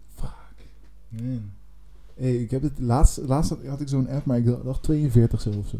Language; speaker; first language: Dutch; non-native, local second language; Papiamento